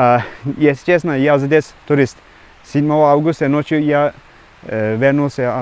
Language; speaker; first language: Russian; non-native, learner; Turkish